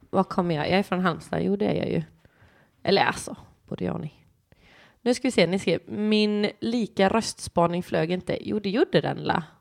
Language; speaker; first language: Swedish; early bilingual, other home language; English